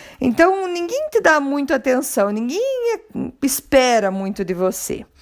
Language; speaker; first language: Portuguese; native; Portuguese